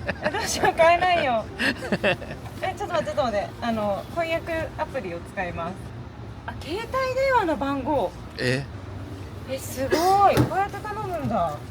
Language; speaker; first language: Japanese; native; Japanese